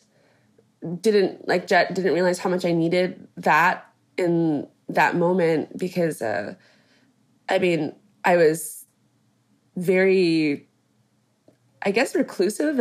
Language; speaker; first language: English; native; English